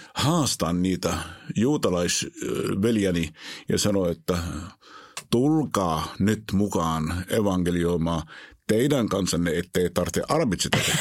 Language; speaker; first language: Finnish; non-native, fluent; Hebrew